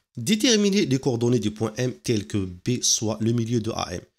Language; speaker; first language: French; non-native, local second language; Arabic